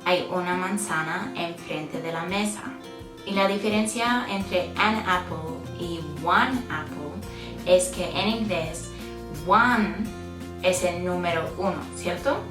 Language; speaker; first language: Spanish; non-native, fluent; English